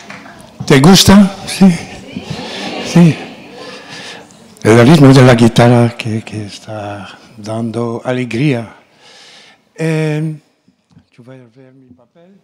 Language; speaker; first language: Spanish; non-native, learner; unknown